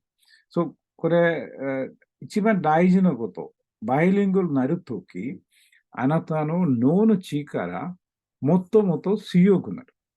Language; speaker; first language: Japanese; non-native, learner; Malayalam